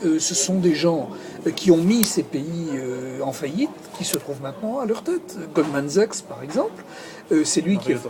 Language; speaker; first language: French; native; French